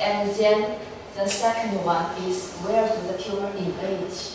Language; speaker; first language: English; non-native, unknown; Chinese